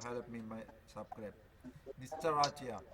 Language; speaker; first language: English; non-native, learner; Sasak